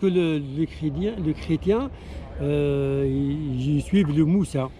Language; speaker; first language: French; non-native, learner; Arabic